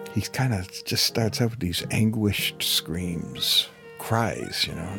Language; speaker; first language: English; native; English